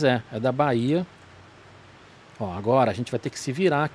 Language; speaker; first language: Portuguese; native; Portuguese